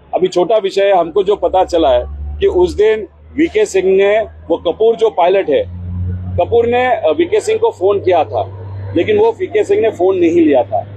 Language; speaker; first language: Hindi; non-native, local second language; Marathi